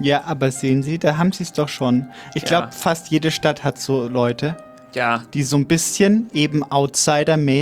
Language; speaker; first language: German; native; German